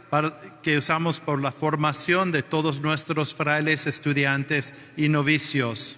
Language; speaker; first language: Spanish; non-native, fluent; English